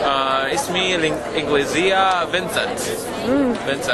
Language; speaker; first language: Arabic; non-native, learner; Chinese